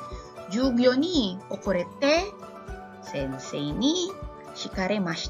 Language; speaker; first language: Japanese; non-native, fluent; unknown